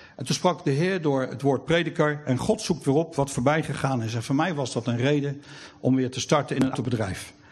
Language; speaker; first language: Dutch; native; Dutch